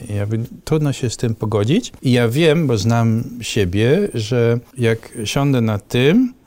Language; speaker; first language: Polish; non-native, fluent; Dutch